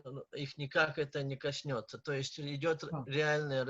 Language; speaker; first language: Russian; native; Russian